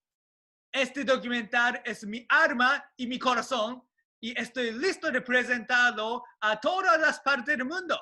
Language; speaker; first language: Spanish; non-native, learner; Japanese